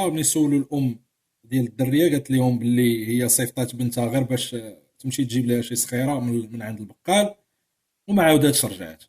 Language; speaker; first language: Arabic; native; Arabic